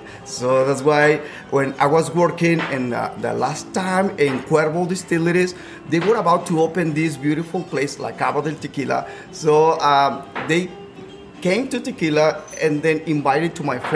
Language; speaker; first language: English; non-native, fluent; Spanish